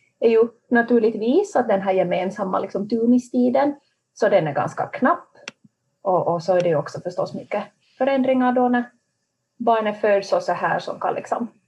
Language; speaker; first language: Swedish; native; Swedish